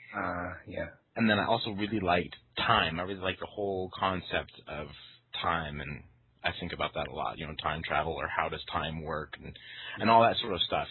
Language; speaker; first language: English; early bilingual, other home language; Chinese